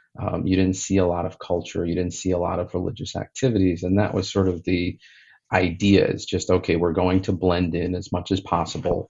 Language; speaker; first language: English; native; English